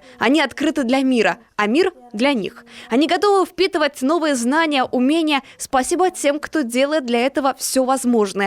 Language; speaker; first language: Russian; native; Russian